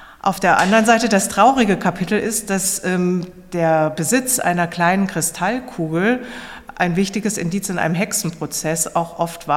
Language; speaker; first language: German; native; German